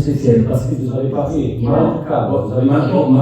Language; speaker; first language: French; non-native, fluent; Portuguese